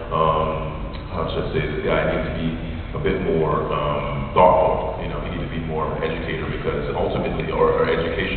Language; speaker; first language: English; native; English